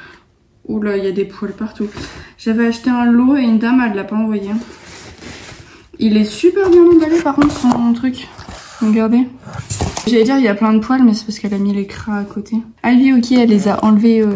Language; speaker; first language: French; native; French